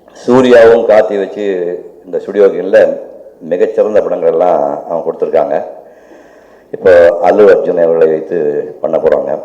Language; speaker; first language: Tamil; native; Tamil